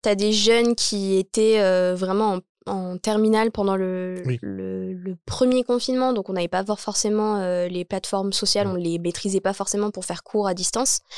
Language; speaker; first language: French; native; French